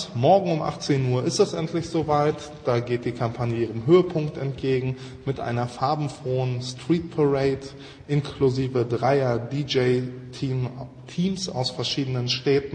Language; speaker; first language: German; native; German